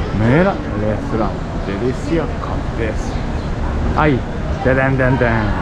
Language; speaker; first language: Spanish; non-native, learner; Japanese